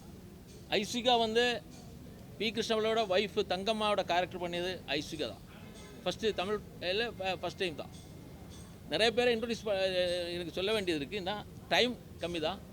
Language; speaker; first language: Tamil; non-native, learner; Malayalam